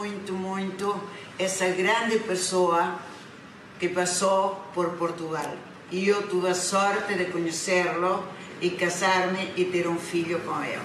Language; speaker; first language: Portuguese; non-native, learner; Spanish